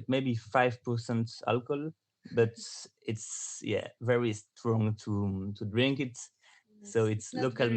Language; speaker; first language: English; non-native, learner; French